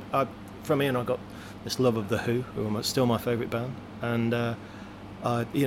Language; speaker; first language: English; native; English